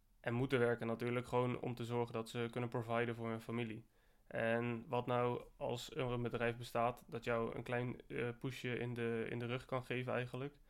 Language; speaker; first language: Dutch; native; Dutch